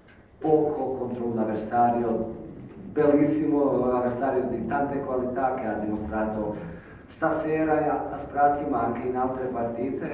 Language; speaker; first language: Italian; non-native, fluent; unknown